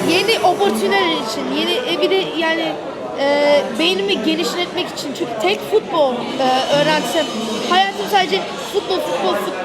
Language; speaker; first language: Turkish; early bilingual, heritage; Turkish